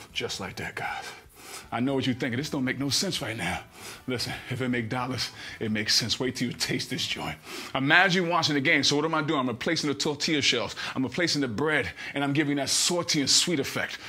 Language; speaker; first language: English; native; English